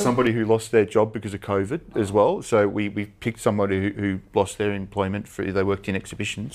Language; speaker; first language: English; native; English